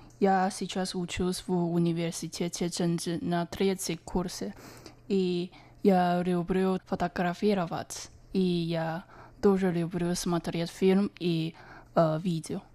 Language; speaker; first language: Russian; non-native, learner; Chinese